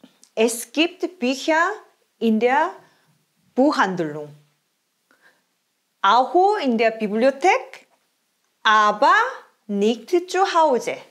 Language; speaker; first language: German; non-native, fluent; Korean